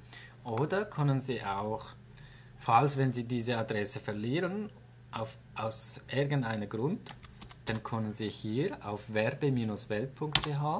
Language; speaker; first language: German; non-native, fluent; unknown